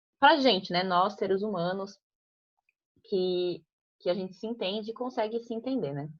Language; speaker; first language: Portuguese; native; Portuguese